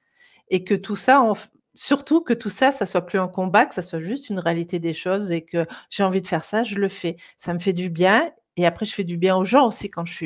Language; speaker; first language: French; native; French